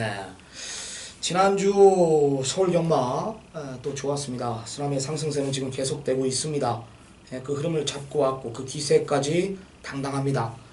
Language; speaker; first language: Korean; native; Korean